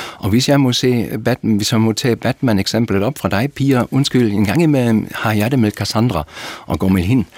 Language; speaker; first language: Danish; non-native, fluent; German